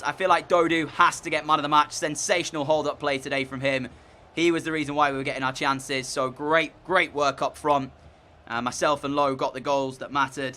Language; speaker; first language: English; native; English